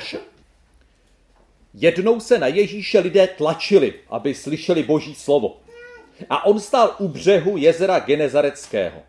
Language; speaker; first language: Czech; native; Czech